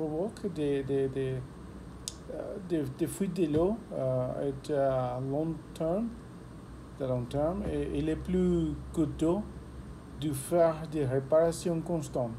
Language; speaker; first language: French; non-native, learner; Spanish